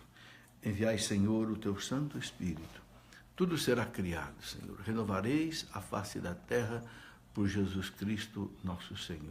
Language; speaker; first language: Portuguese; native; Portuguese